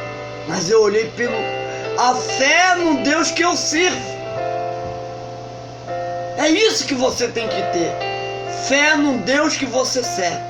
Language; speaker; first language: Portuguese; native; Portuguese